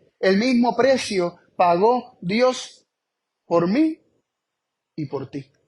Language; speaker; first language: Spanish; native; Spanish